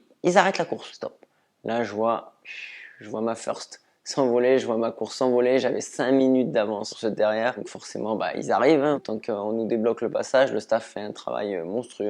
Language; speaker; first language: French; native; French